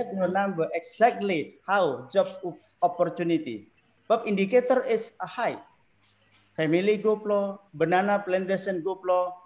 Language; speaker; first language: English; non-native, learner; Indonesian